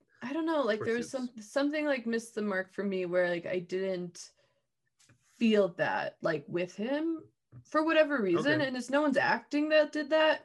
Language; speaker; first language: English; native; English